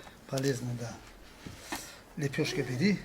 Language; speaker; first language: Russian; non-native, local second language; Tajik